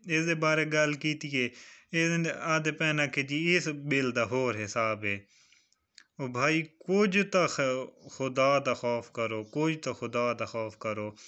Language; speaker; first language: Punjabi; non-native, local second language; Saraiki